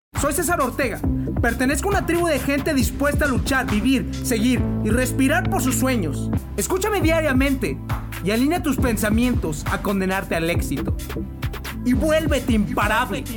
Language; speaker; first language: Spanish; native; Spanish